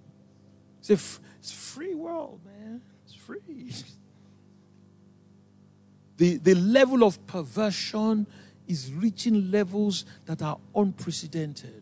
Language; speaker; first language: English; non-native, local second language; Yoruba